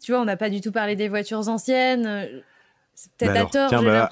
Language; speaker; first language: French; native; French